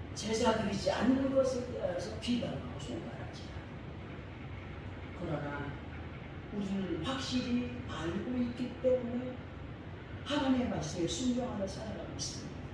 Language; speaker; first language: Korean; native; Korean